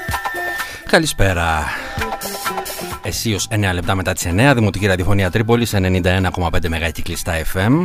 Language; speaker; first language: Greek; native; Greek